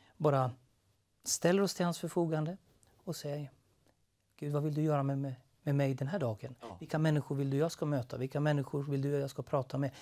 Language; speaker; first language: Swedish; native; Swedish